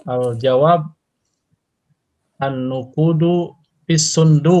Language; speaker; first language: Arabic; non-native, learner; Indonesian